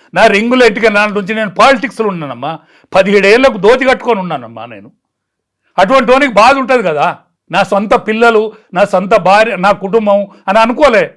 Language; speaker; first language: Telugu; native; Telugu